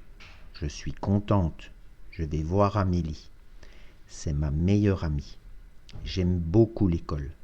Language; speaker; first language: French; non-native, fluent; Russian